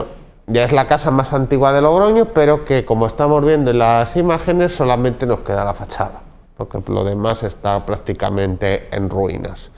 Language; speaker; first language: Spanish; native; Spanish